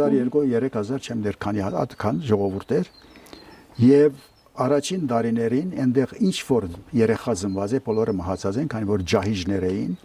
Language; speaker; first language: Armenian; early bilingual, heritage; Armenian